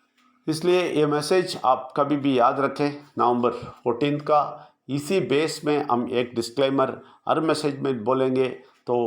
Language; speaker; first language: Hindi; non-native, local second language; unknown